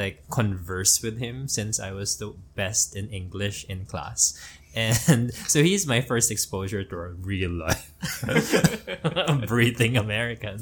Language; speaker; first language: English; non-native, local second language; Filipino